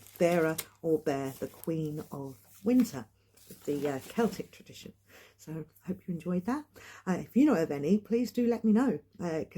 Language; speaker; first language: English; native; English